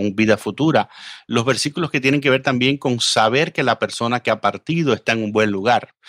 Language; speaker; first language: Spanish; native; Spanish